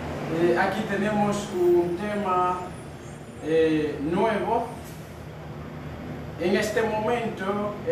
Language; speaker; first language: Spanish; non-native, fluent; Haitian Creole